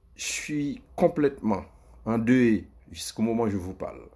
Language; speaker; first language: French; native; French